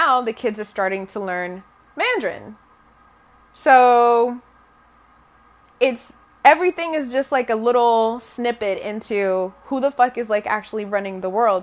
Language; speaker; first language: English; non-native, local second language; Bemba